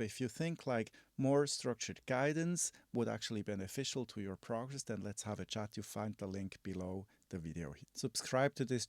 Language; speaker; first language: English; non-native, fluent; German